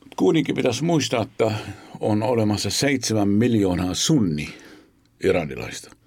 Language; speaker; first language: Finnish; non-native, fluent; Arabic